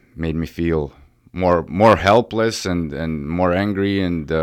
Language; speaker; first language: English; early bilingual, other home language; Ukrainian